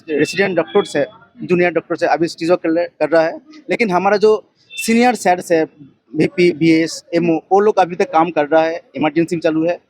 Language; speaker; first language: Hindi; non-native, local second language; Bangla